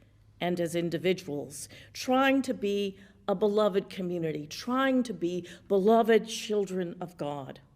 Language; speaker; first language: English; native; English